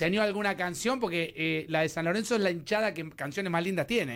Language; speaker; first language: Spanish; native; Spanish